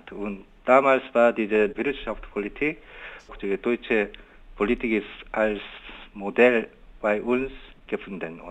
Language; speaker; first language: German; non-native, fluent; Korean